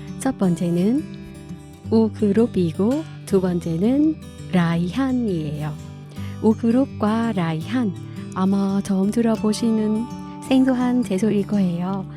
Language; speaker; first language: Korean; non-native, fluent; Vietnamese